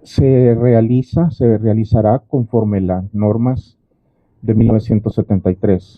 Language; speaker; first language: Spanish; native; Spanish